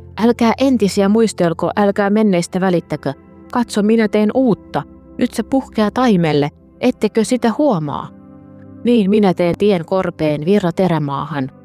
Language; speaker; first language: Finnish; native; Finnish